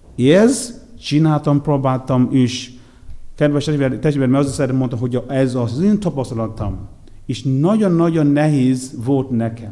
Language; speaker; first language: Hungarian; non-native, fluent; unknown